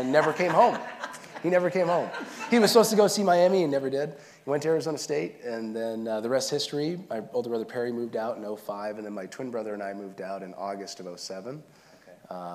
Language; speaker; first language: English; native; English